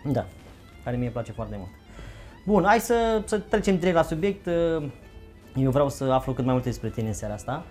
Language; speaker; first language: Romanian; native; Romanian